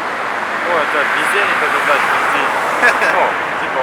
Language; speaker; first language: Russian; non-native, local second language; Kazakh